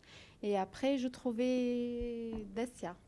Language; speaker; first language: French; non-native, learner; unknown